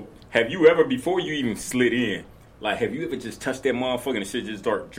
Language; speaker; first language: English; early bilingual, other home language; Igbo